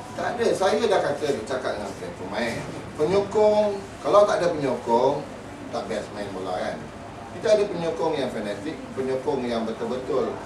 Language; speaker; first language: Malay; non-native, local second language; Tamil